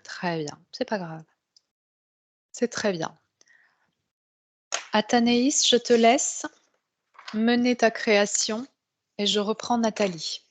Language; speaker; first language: French; native; French